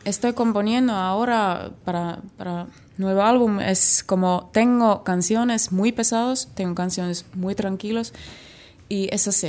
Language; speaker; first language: Spanish; non-native, learner; Finnish